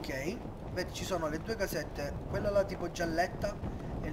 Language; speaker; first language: Italian; native; Italian